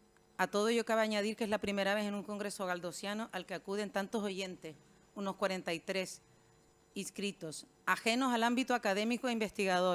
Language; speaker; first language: Spanish; native; Spanish